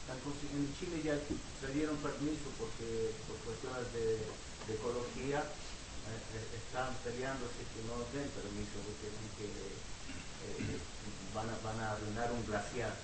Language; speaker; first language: Spanish; native; Spanish